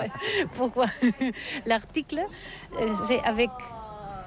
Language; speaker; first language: French; non-native, learner; Catalan